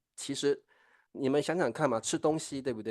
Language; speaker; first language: Chinese; native; Chinese